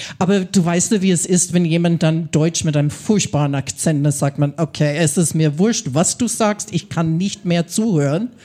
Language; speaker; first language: German; non-native, fluent; English